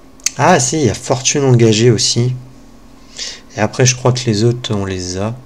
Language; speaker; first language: French; native; French